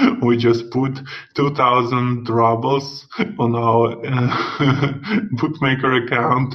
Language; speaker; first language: English; non-native, fluent; Russian